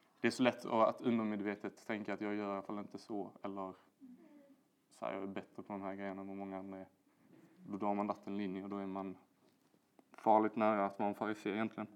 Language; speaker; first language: Swedish; native; Swedish